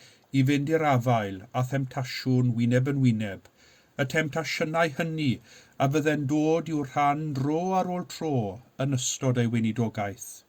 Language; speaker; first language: Welsh; native; Welsh